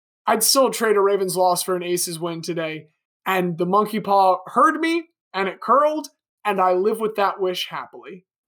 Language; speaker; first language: English; native; English